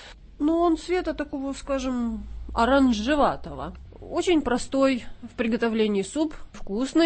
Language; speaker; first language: Russian; native; Russian